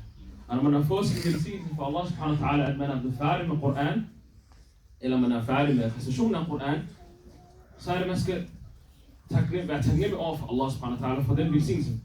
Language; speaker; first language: Danish; early bilingual, other home language; Somali